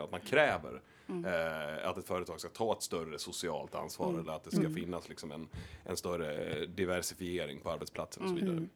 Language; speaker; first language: Swedish; native; Swedish